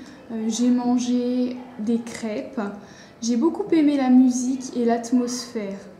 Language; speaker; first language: French; non-native, learner; English